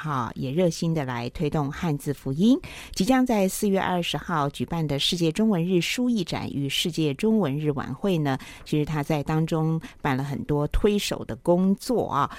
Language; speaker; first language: Chinese; native; Chinese